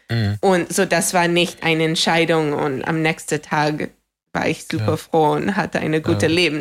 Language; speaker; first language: German; non-native, fluent; English